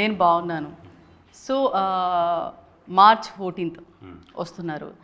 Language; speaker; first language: Telugu; native; Telugu